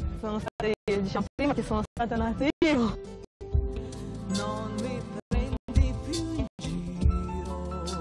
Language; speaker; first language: Italian; non-native, learner; Russian